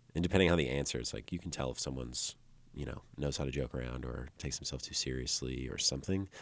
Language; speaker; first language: English; native; English